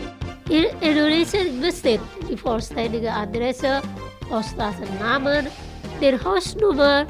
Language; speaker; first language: German; non-native, fluent; Indonesian